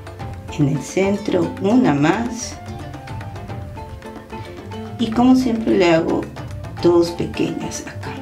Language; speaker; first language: Spanish; native; Spanish